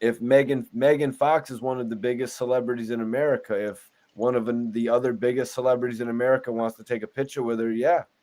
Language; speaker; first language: English; native; English